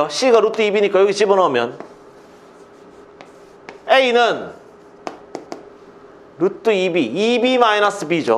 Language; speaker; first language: Korean; native; Korean